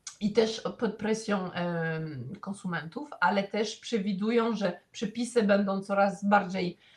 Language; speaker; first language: Polish; non-native, fluent; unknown